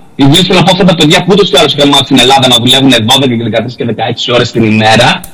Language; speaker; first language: Greek; native; Greek